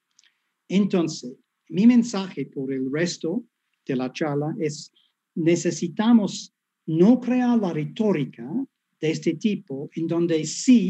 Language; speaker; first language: Spanish; non-native, fluent; English